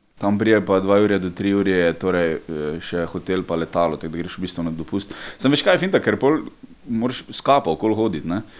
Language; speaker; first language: Slovenian; native; Slovenian